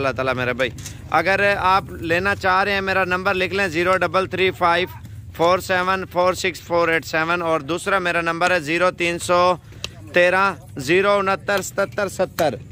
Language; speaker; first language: Urdu; non-native, local second language; Punjabi